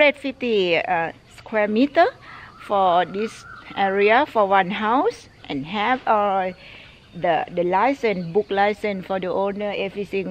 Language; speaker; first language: English; non-native, learner; Thai